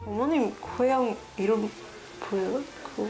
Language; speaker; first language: Korean; non-native, learner; Spanish